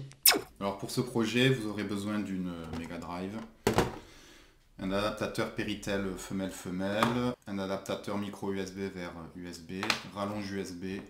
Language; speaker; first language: French; native; French